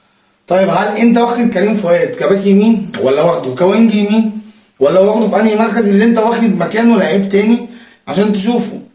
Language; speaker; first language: Arabic; native; Arabic